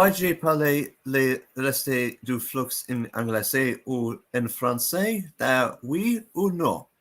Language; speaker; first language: French; non-native, learner; English